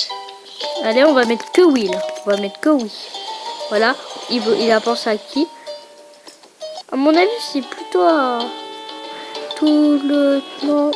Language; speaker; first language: French; early bilingual, other home language; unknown